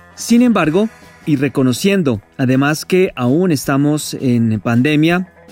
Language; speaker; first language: Spanish; native; Spanish